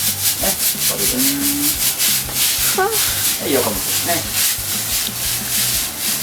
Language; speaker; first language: Japanese; native; Japanese